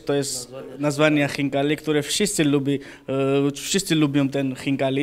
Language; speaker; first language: Polish; non-native, learner; Georgian